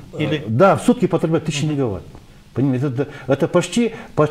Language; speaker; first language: Russian; non-native, local second language; Kyrgyz